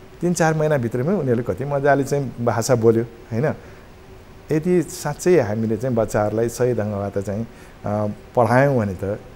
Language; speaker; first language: Nepali; non-native, local second language; Newari